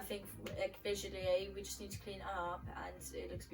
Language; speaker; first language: English; native; English